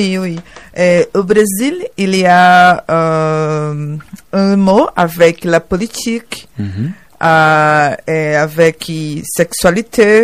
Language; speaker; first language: French; non-native, learner; Portuguese